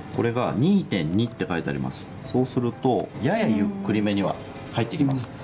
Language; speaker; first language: Japanese; native; Japanese